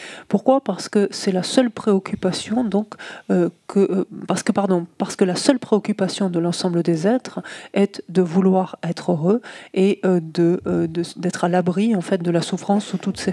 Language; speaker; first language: French; native; French